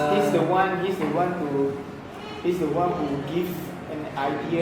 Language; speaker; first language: English; non-native, fluent; Indonesian